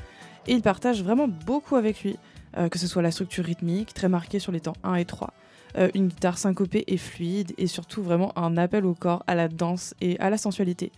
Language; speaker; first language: French; early bilingual, heritage; French